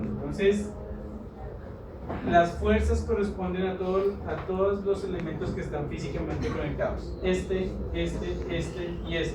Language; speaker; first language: Spanish; native; Spanish